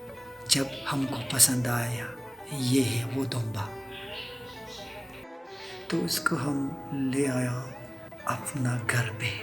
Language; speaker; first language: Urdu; non-native, local second language; Pashto